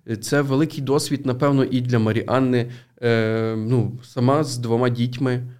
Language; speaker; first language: Ukrainian; native; Ukrainian